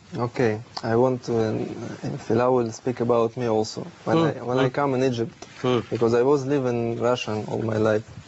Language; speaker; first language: English; non-native, learner; Russian